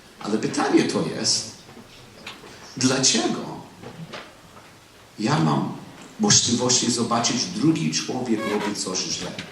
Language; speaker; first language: Polish; non-native, learner; English